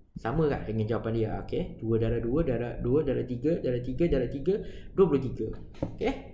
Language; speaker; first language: Malay; non-native, local second language; Chinese